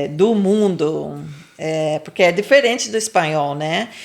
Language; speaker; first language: Portuguese; non-native, fluent; English